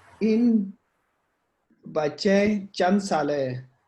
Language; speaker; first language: Persian; non-native, learner; Urdu